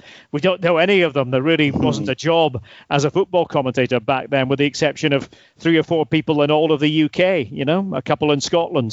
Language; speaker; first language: English; native; English